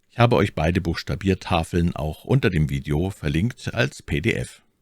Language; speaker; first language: German; native; German